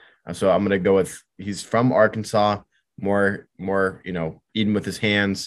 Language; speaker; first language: English; native; English